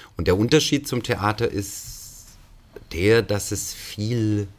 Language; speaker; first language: German; native; German